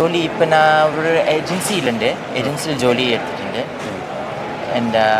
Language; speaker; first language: Malayalam; early bilingual, heritage; Malayalam